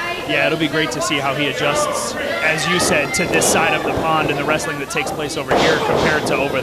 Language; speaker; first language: English; native; English